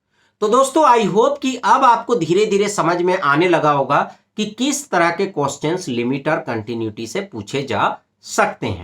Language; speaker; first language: Hindi; native; Hindi